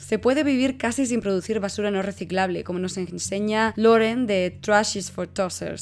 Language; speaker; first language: Spanish; native; Spanish